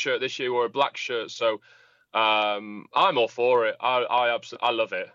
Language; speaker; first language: English; native; English